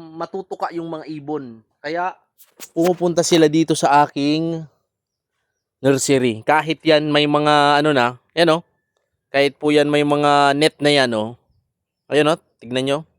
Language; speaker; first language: Filipino; non-native, local second language; Bikol